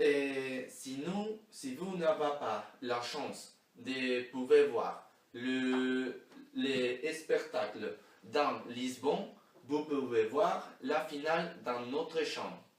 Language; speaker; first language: French; non-native, learner; Spanish